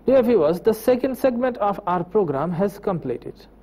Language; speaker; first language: English; non-native, local second language; Urdu